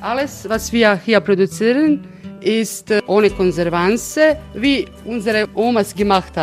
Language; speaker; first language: German; non-native, fluent; Croatian